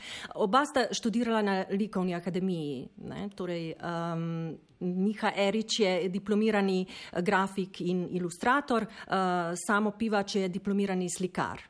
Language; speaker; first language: Slovenian; native; Slovenian